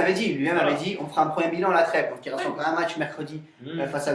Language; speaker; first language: French; native; French